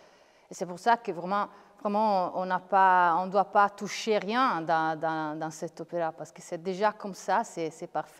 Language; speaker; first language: French; non-native, fluent; Italian